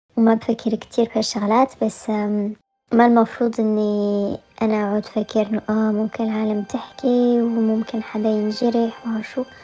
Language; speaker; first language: Arabic; early bilingual, heritage; French